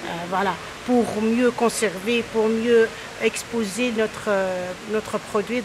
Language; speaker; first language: French; non-native, local second language; Arabic